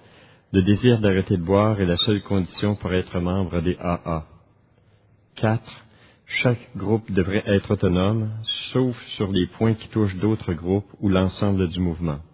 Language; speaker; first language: French; native; French